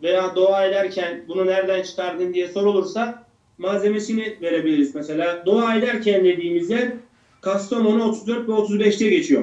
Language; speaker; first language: Turkish; native; Turkish